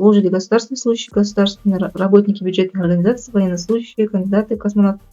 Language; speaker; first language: Russian; non-native, local second language; Kazakh